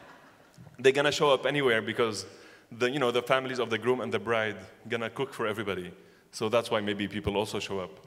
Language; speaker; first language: English; non-native, fluent; Arabic